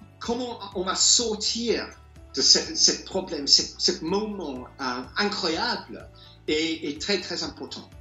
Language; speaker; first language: French; non-native, fluent; English